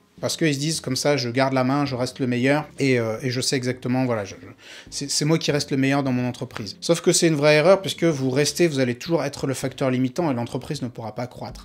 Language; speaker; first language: French; native; French